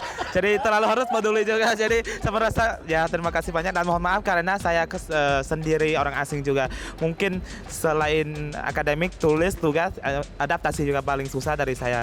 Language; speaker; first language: Indonesian; non-native, learner; Vietnamese